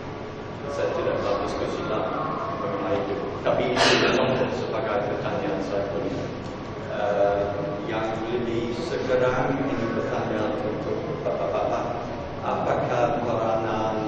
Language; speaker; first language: Indonesian; non-native, fluent; English